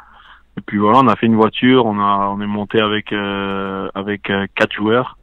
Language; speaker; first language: French; native; French